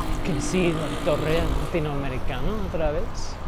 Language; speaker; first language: Spanish; non-native, learner; English